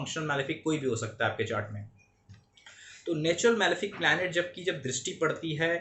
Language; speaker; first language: Hindi; native; Hindi